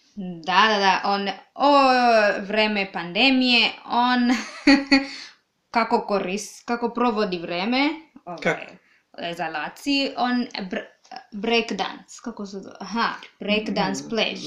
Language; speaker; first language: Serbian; non-native, learner; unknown